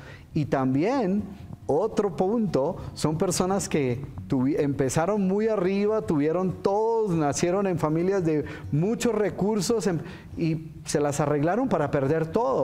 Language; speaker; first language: Spanish; native; Spanish